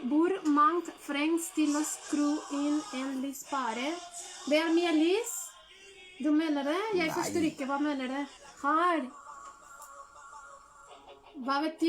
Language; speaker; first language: Norwegian; non-native, learner; Spanish